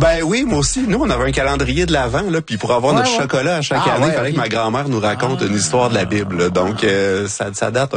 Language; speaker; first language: French; native; French